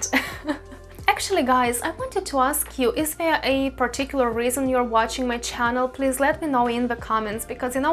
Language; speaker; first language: English; non-native, fluent; Russian